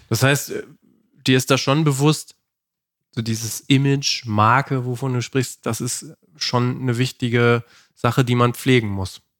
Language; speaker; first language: German; native; German